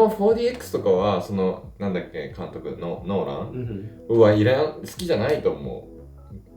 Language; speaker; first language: Japanese; native; Japanese